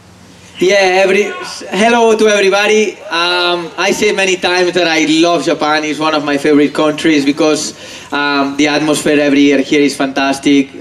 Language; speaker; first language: English; non-native, fluent; Spanish